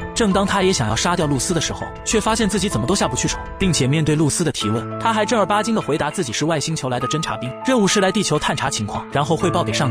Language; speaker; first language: Chinese; native; Chinese